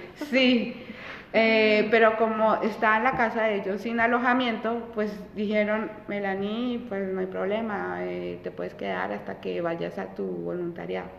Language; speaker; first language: Spanish; early bilingual, heritage; Spanish